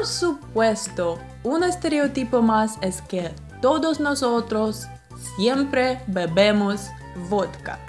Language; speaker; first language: Spanish; non-native, fluent; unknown